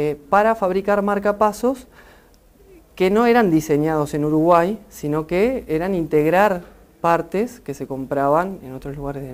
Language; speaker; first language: Spanish; native; Spanish